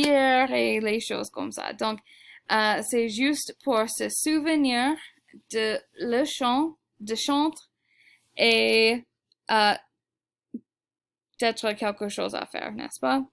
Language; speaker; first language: French; non-native, fluent; English